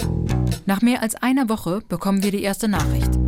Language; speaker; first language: German; native; German